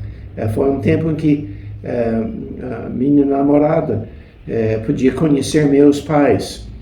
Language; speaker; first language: Portuguese; non-native, fluent; English